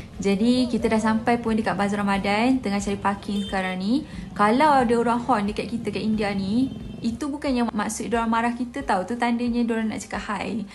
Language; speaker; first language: Malay; native; Malay